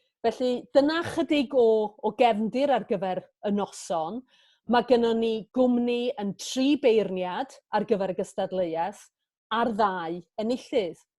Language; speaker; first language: Welsh; native; Welsh